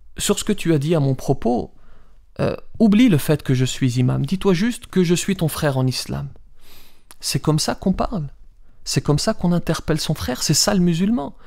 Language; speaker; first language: French; early bilingual, other home language; Riffian